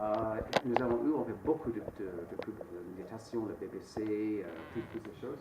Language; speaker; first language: French; non-native, fluent; English